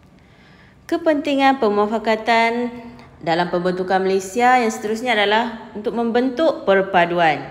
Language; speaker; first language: Malay; native; Malay